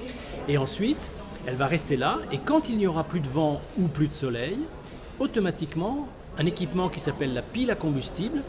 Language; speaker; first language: French; native; French